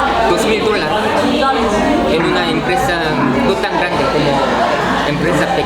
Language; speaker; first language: Spanish; non-native, fluent; Korean